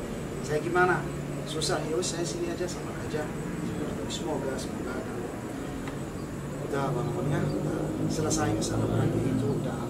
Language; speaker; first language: Indonesian; non-native, fluent; Arabic